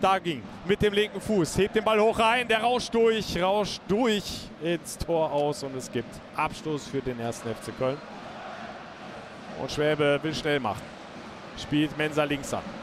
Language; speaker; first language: German; native; German